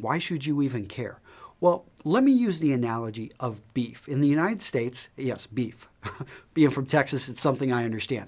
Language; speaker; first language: English; native; English